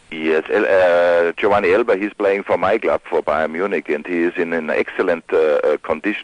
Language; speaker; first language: English; non-native, fluent; German